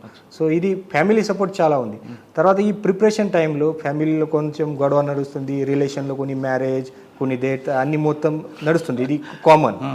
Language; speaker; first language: Telugu; non-native, fluent; Marathi